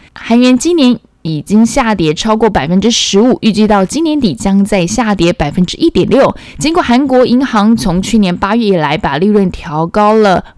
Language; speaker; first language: Chinese; non-native, fluent; Korean